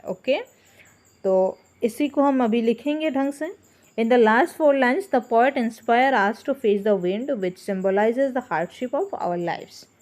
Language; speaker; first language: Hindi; non-native, local second language; Bangla